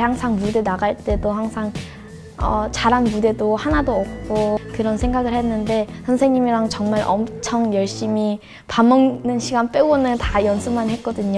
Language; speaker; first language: Korean; early bilingual, other home language; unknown